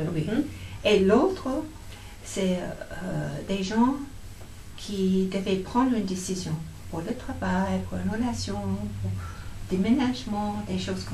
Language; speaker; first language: French; non-native, fluent; English